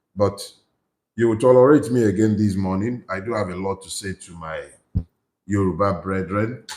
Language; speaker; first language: English; non-native, local second language; Yoruba